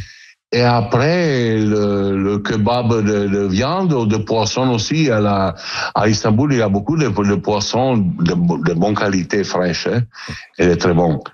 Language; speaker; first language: French; non-native, learner; Italian